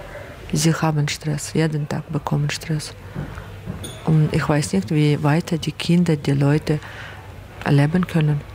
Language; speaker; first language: German; non-native, learner; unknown